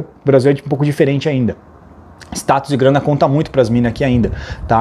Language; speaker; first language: Portuguese; native; Portuguese